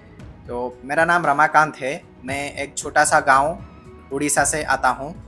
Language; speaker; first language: Hindi; non-native, local second language; Odia